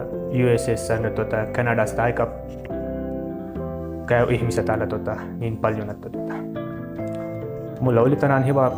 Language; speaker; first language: Finnish; non-native, learner; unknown